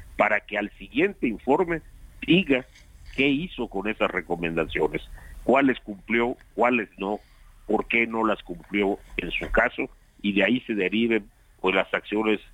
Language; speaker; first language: Spanish; native; Spanish